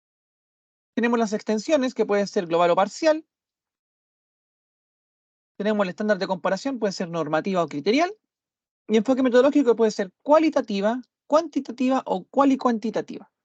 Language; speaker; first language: Spanish; native; Spanish